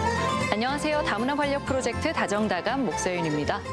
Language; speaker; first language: Korean; native; Korean